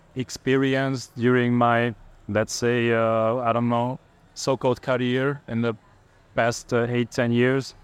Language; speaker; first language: English; non-native, fluent; Hungarian